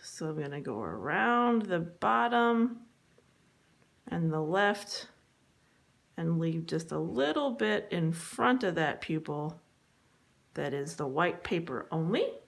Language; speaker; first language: English; native; English